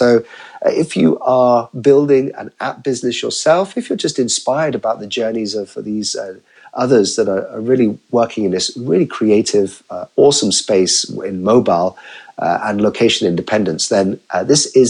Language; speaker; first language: English; native; English